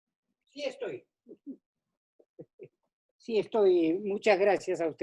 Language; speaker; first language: Spanish; native; Spanish